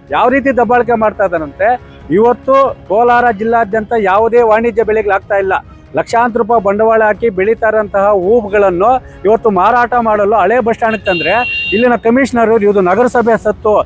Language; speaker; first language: Kannada; native; Kannada